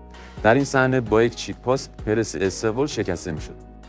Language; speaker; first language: Persian; native; Persian